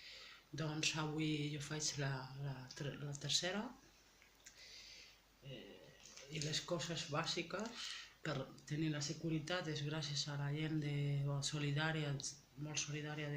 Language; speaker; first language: Catalan; non-native, learner; French